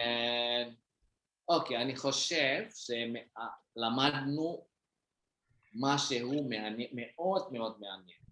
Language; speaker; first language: Hebrew; non-native, fluent; Indonesian